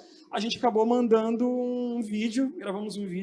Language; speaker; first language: Portuguese; native; Portuguese